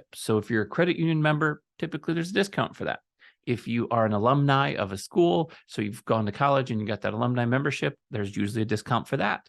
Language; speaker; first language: English; native; English